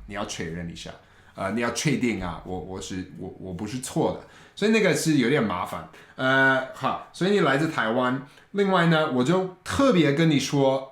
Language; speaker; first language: Chinese; non-native, fluent; English